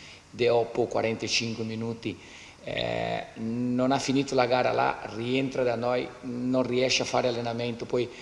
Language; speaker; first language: Italian; non-native, fluent; Portuguese